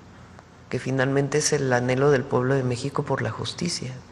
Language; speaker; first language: Spanish; native; Spanish